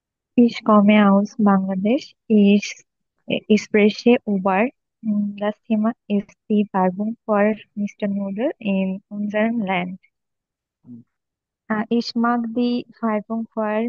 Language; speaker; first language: German; non-native, learner; Bangla